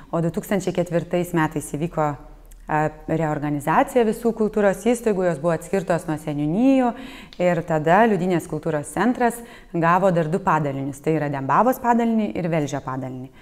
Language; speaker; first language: Lithuanian; native; Lithuanian